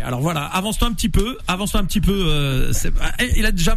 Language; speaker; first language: French; native; French